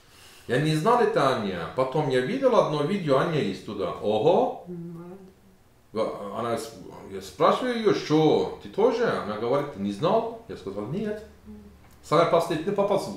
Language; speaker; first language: Russian; non-native, learner; Turkish